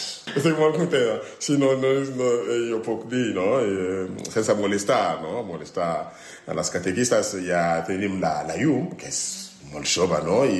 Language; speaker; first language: Catalan; non-native, learner; French